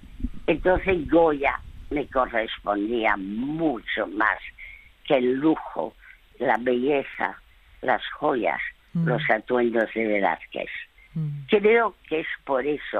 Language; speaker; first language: Spanish; early bilingual, other home language; French